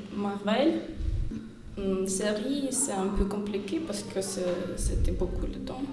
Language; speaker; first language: French; non-native, fluent; Ukrainian